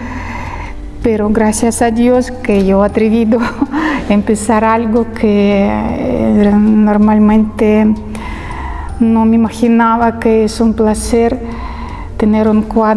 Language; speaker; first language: Spanish; non-native, learner; Russian